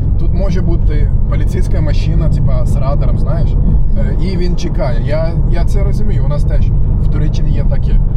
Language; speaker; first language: Ukrainian; non-native, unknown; Turkish